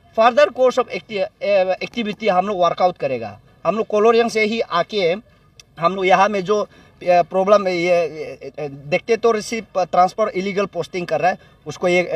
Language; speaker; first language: Hindi; non-native, local second language; Nyishi